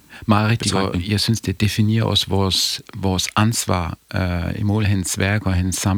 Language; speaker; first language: Danish; non-native, fluent; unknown